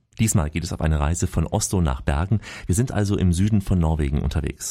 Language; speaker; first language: German; native; German